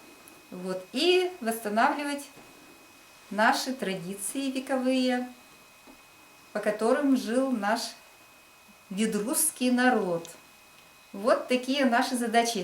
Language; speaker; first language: Russian; native; Russian